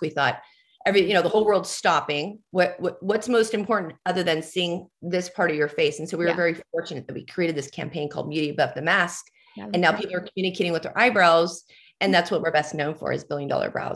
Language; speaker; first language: English; native; English